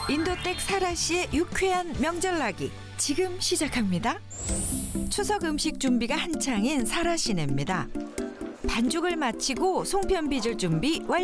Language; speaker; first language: Korean; native; Korean